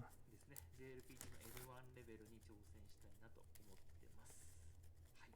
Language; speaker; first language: Japanese; native; Japanese